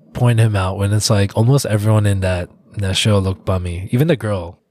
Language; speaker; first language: English; early bilingual, other home language; Korean